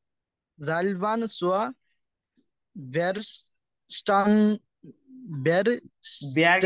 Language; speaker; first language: German; non-native, learner; Bangla